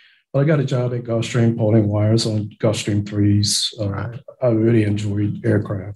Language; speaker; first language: English; non-native, fluent; Japanese